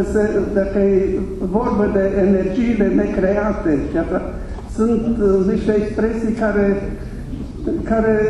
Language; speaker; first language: Romanian; non-native, fluent; German